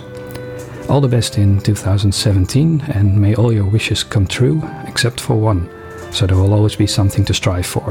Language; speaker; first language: English; native; English